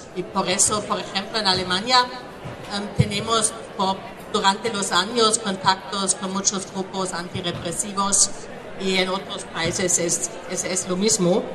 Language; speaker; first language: Spanish; non-native, learner; German